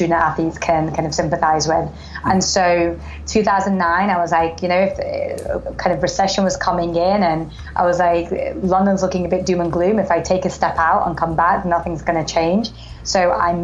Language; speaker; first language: English; native; English